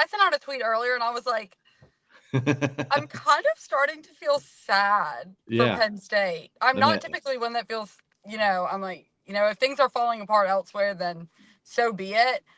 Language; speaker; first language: English; native; English